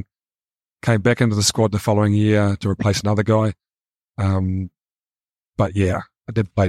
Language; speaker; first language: English; native; English